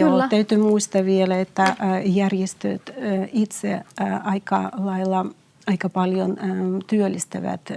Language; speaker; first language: Finnish; non-native, fluent; English